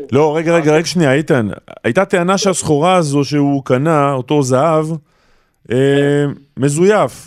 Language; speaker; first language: Hebrew; native; Hebrew